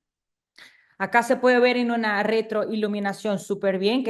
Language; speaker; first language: Spanish; non-native, fluent; Portuguese